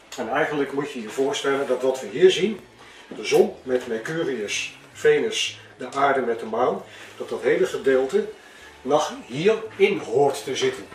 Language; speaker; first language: Dutch; native; Dutch